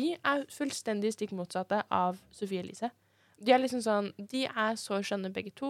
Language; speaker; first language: Norwegian; native; Norwegian